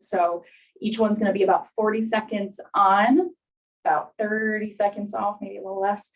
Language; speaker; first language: English; native; English